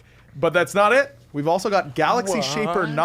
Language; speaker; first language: English; native; English